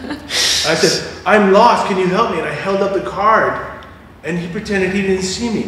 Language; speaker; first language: English; native; English